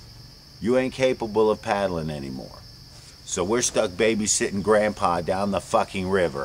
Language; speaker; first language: English; native; English